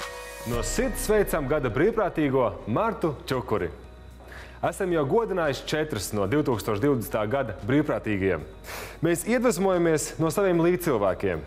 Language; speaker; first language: Latvian; native; Latvian